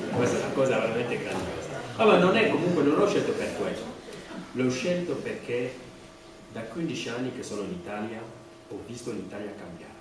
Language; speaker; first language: Italian; non-native, fluent; French